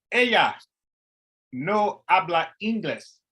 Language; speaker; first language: Spanish; non-native, learner; English